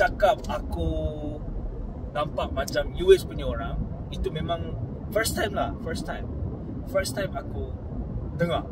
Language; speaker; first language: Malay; non-native, fluent; Korean